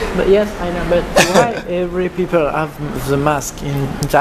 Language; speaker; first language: English; non-native, learner; French